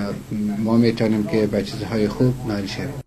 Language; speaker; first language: Persian; non-native, local second language; Uzbek